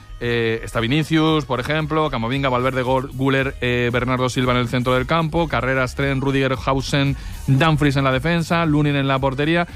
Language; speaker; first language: Spanish; native; Spanish